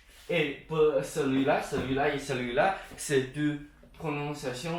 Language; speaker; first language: French; non-native, learner; Chinese